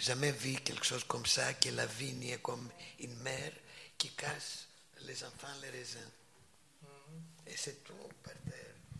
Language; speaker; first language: French; non-native, fluent; Greek